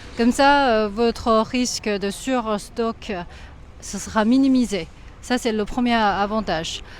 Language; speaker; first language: French; non-native, fluent; Chinese